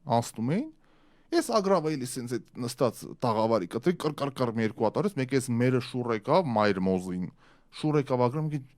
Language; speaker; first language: Armenian; early bilingual, other home language; Russian